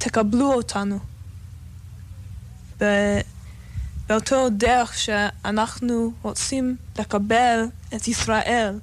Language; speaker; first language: Hebrew; non-native, fluent; English